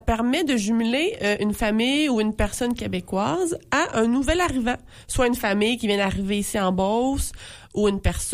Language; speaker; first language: French; native; French